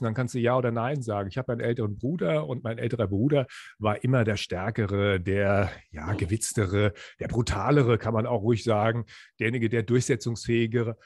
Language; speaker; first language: German; native; German